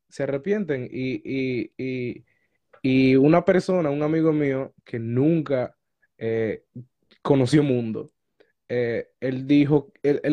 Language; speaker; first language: Spanish; native; Spanish